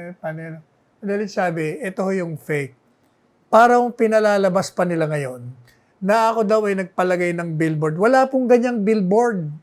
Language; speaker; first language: Filipino; non-native, local second language; Bikol